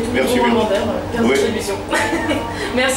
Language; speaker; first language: French; native; French